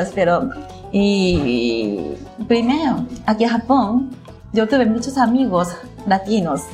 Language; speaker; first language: Spanish; non-native, learner; Japanese